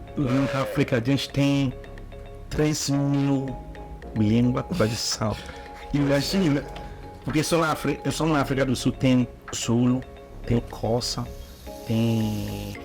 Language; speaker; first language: Portuguese; non-native, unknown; Igbo